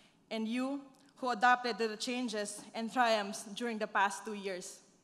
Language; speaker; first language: English; non-native, local second language; Filipino